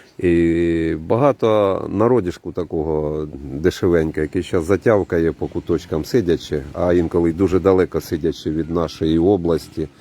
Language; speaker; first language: Ukrainian; native; Ukrainian